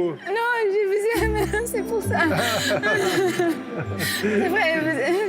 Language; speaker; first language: French; non-native, learner; Portuguese